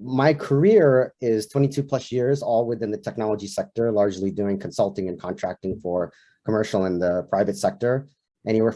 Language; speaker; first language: English; native; English